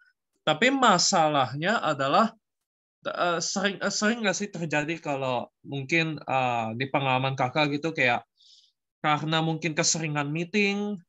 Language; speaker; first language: Indonesian; native; Indonesian